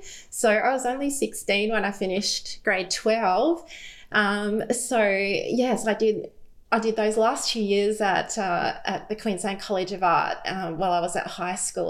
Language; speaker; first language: English; native; English